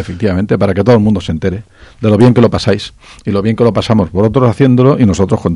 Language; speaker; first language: Spanish; native; Spanish